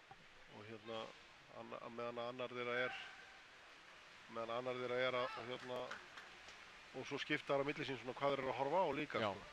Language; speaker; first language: Icelandic; native; Icelandic